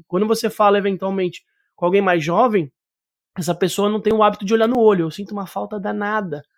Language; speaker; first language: Portuguese; native; Portuguese